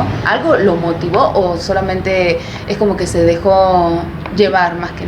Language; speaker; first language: Spanish; native; Spanish